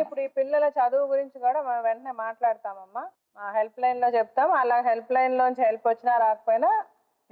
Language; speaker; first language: Telugu; native; Telugu